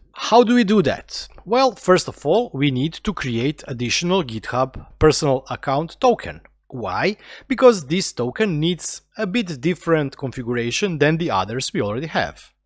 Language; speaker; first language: English; non-native, fluent; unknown